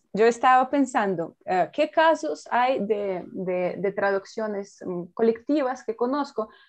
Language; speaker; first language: Spanish; non-native, fluent; Russian